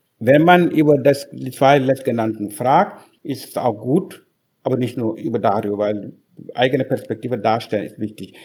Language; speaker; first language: German; non-native, fluent; Wolof